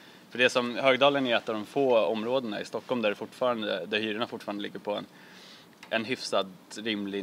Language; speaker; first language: Swedish; native; Swedish